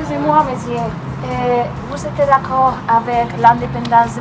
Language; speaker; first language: French; non-native, learner; Spanish